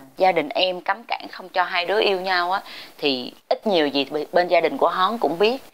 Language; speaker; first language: Vietnamese; native; Vietnamese